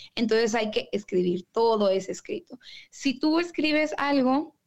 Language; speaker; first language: Spanish; native; Spanish